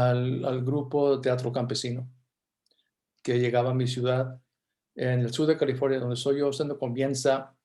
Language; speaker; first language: Spanish; early bilingual, heritage; Spanish